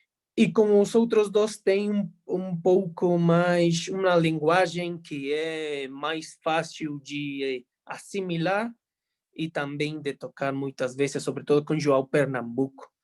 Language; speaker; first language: Portuguese; non-native, fluent; Spanish